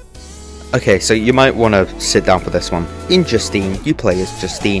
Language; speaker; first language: English; native; English